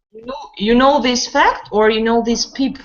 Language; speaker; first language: English; non-native, fluent; Russian